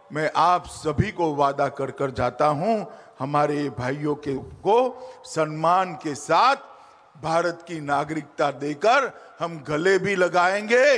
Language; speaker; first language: Hindi; native; Hindi